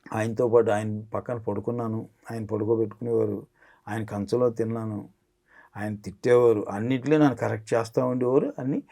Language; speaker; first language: Telugu; native; Telugu